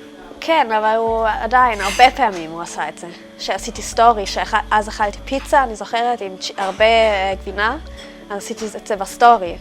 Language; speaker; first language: Hebrew; early bilingual, heritage; German